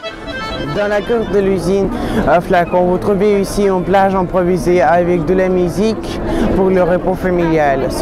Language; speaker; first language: French; non-native, learner; Russian